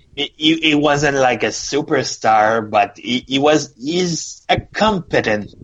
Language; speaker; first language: English; non-native, fluent; French